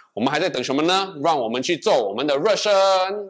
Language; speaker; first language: Chinese; native; Chinese